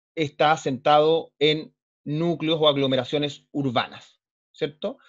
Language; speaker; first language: Spanish; native; Spanish